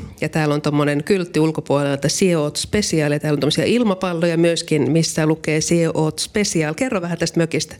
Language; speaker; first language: Finnish; native; Finnish